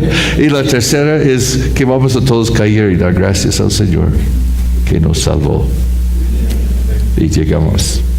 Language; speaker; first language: Spanish; non-native, fluent; English